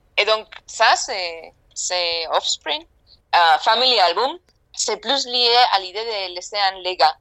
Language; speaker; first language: French; non-native, fluent; Spanish